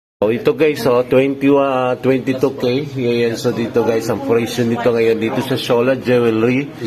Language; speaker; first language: Filipino; native; Filipino